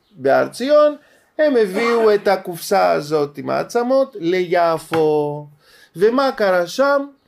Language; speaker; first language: Hebrew; non-native, fluent; Greek